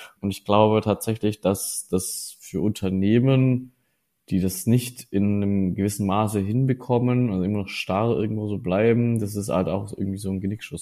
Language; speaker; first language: German; native; German